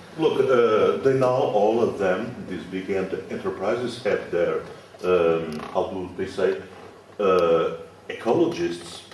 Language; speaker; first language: English; non-native, fluent; Portuguese